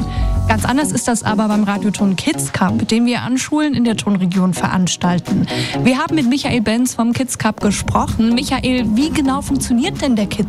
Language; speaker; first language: German; native; German